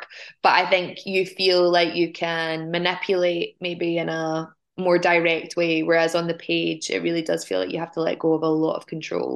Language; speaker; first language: English; native; English